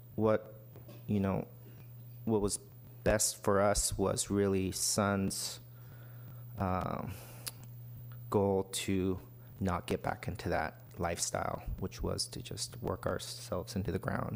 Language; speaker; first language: English; native; English